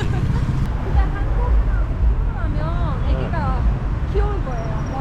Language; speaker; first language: Korean; non-native, learner; Persian